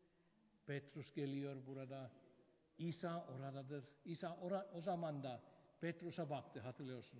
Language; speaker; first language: Turkish; non-native, fluent; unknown